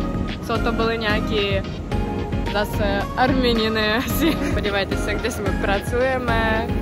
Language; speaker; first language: Czech; non-native, fluent; Ukrainian